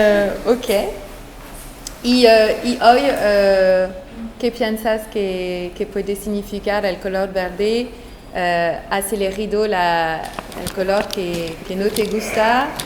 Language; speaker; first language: Spanish; non-native, fluent; French